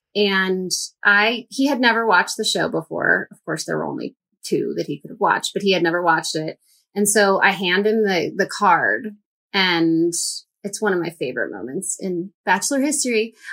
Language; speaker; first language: English; native; English